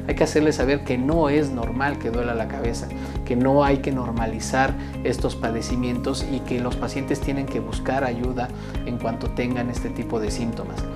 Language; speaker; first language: Spanish; native; Spanish